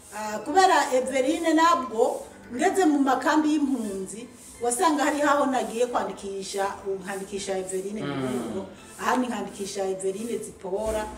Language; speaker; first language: Rundi; native; Rundi